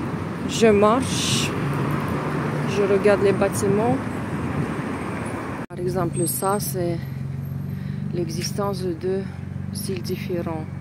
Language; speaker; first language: French; non-native, fluent; Russian